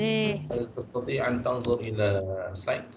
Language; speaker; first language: Arabic; non-native, fluent; Malay